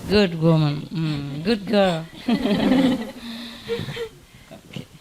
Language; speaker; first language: English; non-native, fluent; Vietnamese